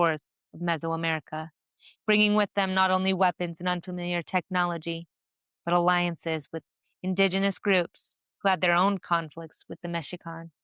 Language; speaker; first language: English; native; English